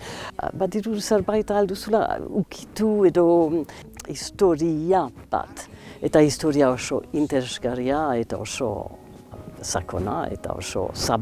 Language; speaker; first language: Basque; non-native, local second language; English